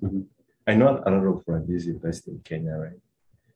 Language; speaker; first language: English; non-native, local second language; Kinyarwanda